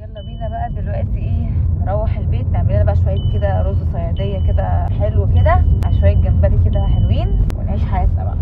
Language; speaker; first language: Arabic; native; Arabic